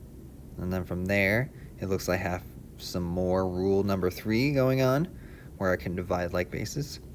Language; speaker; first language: English; native; English